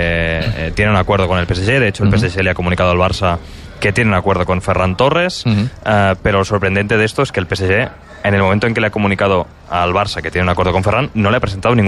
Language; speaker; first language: Spanish; native; Spanish